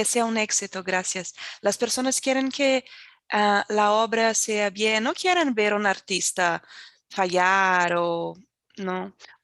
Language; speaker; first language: Spanish; non-native, fluent; Portuguese